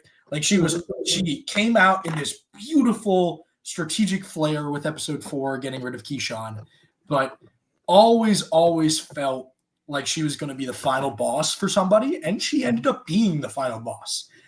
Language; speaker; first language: English; native; English